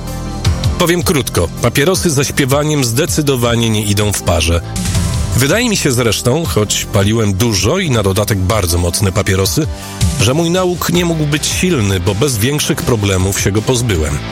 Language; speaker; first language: Polish; native; Polish